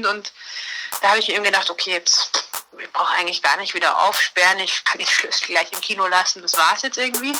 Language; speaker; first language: German; native; German